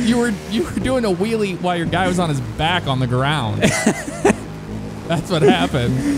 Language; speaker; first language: English; native; English